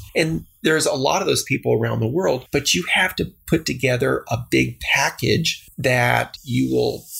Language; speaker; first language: English; native; English